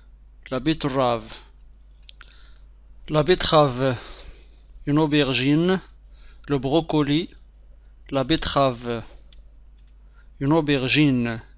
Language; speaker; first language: French; non-native, fluent; Arabic